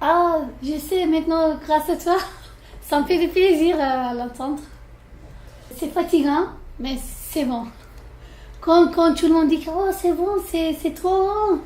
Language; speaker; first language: French; non-native, learner; Turkish